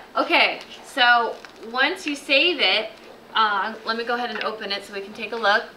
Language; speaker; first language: English; native; English